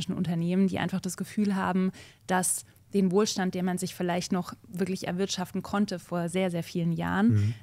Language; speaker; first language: German; native; German